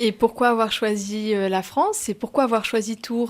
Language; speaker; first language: French; native; French